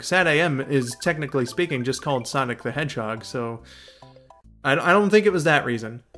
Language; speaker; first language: English; native; English